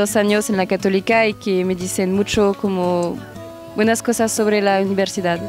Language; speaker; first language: Spanish; non-native, learner; French